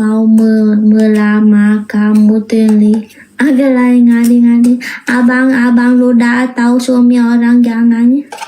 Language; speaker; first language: Indonesian; non-native, learner; Vietnamese